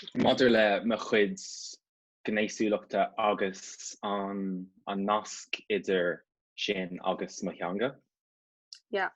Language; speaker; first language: Irish; non-native, local second language; English